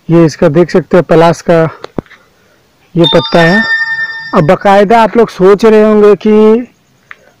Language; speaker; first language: Hindi; native; Hindi